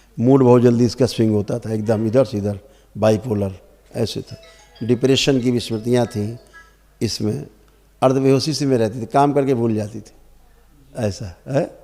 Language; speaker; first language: Hindi; native; Hindi